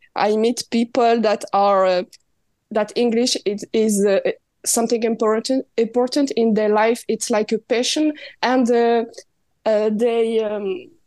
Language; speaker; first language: English; non-native, learner; French